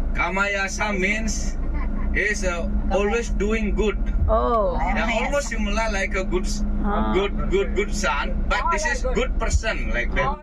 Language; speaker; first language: English; non-native, learner; Balinese